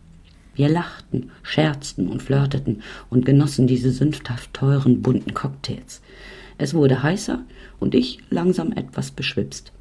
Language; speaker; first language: German; native; German